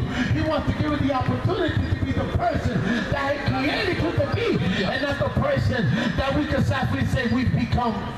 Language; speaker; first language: English; early bilingual, other home language; Spanish